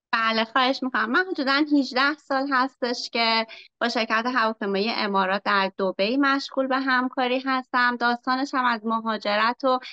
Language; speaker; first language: Persian; native; Persian